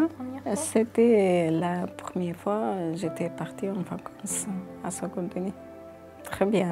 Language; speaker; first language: French; non-native, learner; Persian